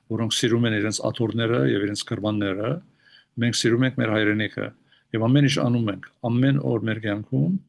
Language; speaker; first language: Armenian; early bilingual, heritage; Armenian